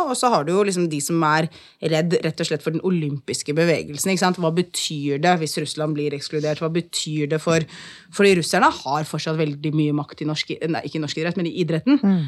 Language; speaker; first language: Norwegian; early bilingual, other home language; Arabic